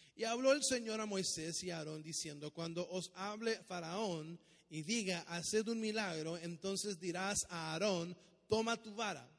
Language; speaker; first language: Spanish; native; Spanish